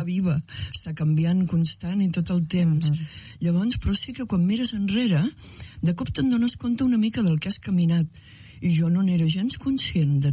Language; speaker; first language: Catalan; native; Catalan